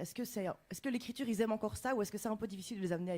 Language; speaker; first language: French; native; French